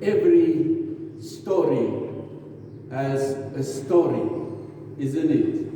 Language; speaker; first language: English; non-native, local second language; Afrikaans